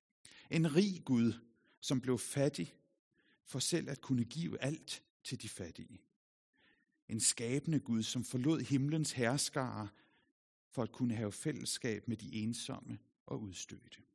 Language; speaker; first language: Danish; native; Danish